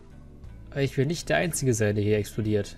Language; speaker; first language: German; native; German